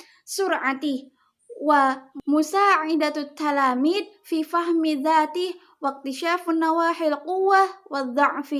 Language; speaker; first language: Arabic; non-native, learner; Indonesian